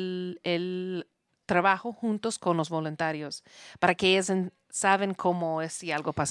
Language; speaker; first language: Spanish; non-native, learner; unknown